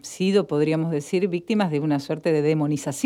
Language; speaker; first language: Spanish; native; Spanish